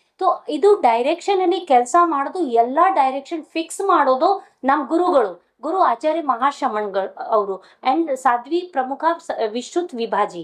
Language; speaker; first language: Kannada; non-native, local second language; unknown